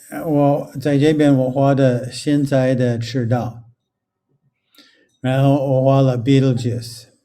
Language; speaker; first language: Chinese; non-native, fluent; English